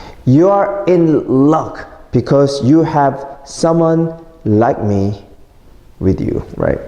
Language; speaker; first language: English; non-native, fluent; Korean